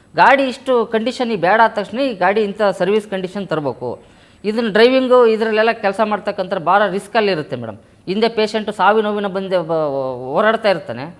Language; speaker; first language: Kannada; native; Kannada